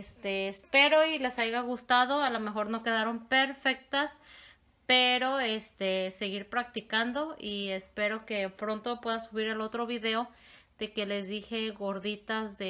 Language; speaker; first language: Spanish; native; Spanish